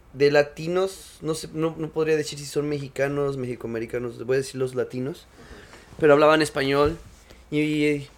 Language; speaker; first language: Spanish; native; Spanish